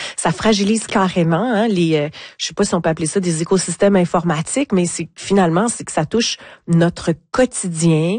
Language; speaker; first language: French; native; French